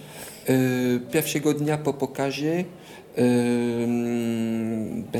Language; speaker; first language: Polish; non-native, fluent; French